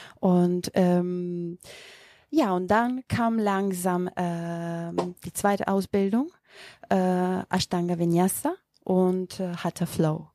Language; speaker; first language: German; non-native, fluent; Macedonian